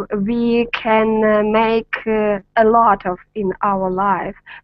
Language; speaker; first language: English; non-native, learner; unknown